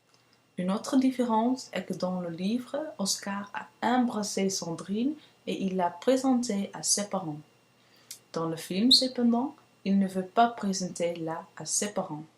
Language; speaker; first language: French; non-native, learner; Dutch